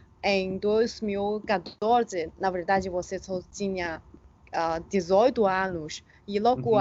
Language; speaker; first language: Portuguese; non-native, fluent; Chinese